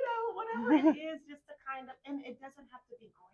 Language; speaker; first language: English; native; English